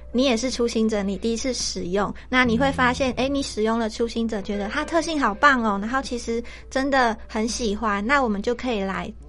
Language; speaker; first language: Chinese; native; Chinese